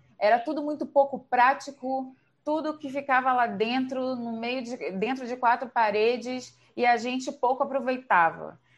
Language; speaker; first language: Portuguese; native; Portuguese